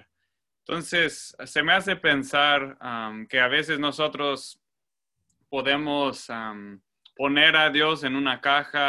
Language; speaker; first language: Spanish; non-native, fluent; English